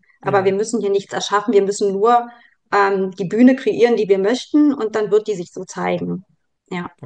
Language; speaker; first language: German; native; German